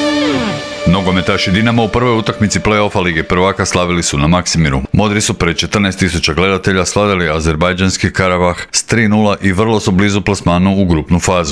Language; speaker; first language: Croatian; native; Croatian